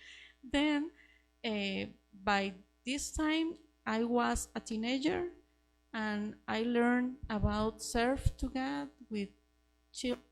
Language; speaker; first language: English; non-native, learner; Spanish